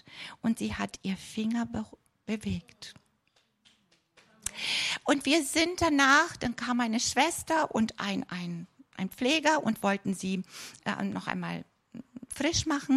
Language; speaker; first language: German; non-native, fluent; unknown